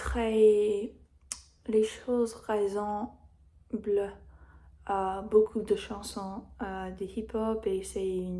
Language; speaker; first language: French; non-native, learner; English